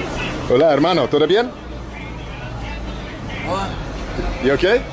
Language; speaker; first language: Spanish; non-native, learner; English